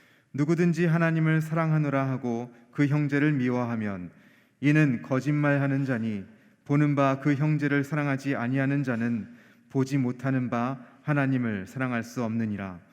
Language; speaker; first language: Korean; native; Korean